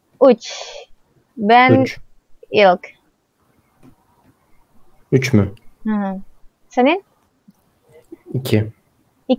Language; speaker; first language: Turkish; non-native, learner; Indonesian